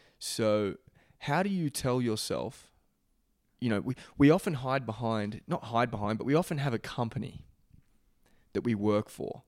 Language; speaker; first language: English; native; English